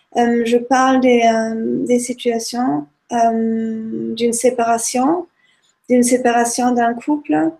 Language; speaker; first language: French; non-native, fluent; German